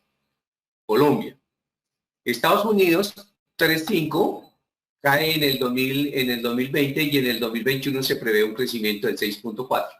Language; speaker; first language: Spanish; native; Spanish